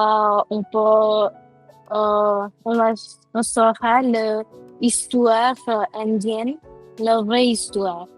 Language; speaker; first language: French; non-native, fluent; Hindi